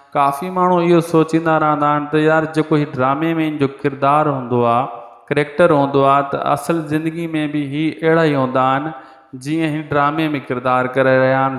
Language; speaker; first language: Sindhi; native; Sindhi